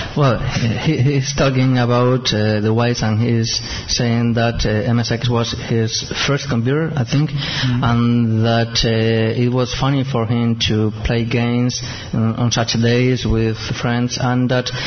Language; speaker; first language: English; non-native, fluent; Spanish